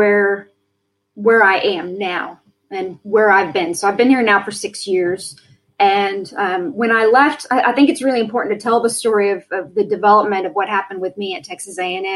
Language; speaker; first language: English; native; English